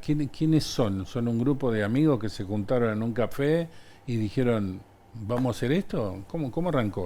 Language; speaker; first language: Spanish; native; Spanish